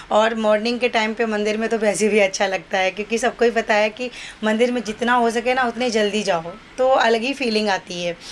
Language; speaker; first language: Hindi; native; Hindi